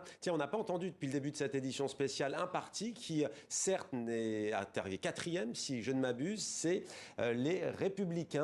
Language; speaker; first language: French; native; French